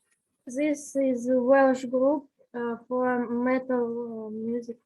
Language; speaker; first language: English; non-native, learner; Ukrainian